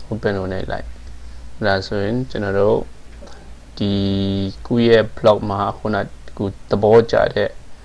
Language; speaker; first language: Burmese; non-native, local second language; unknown